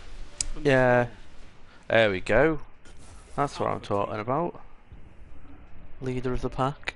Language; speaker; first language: English; native; English